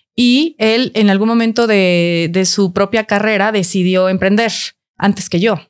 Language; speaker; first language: Spanish; native; Spanish